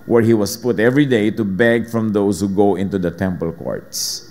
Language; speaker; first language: English; non-native, local second language; Filipino